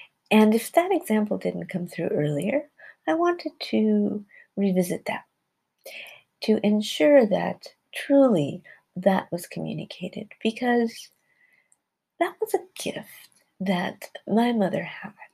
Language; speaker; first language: English; early bilingual, other home language; Spanish